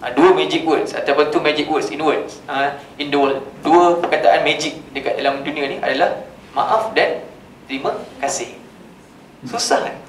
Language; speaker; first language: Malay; native; Malay